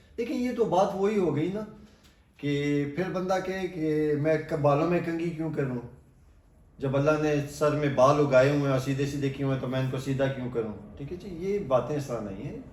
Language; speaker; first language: Urdu; non-native, local second language; Pashto